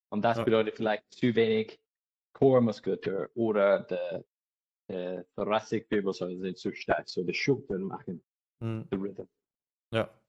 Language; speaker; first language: German; non-native, learner; English